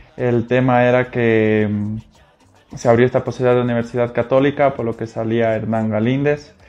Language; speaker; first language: Spanish; native; Spanish